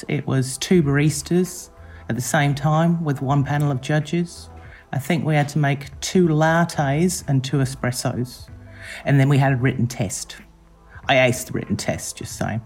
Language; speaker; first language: English; native; English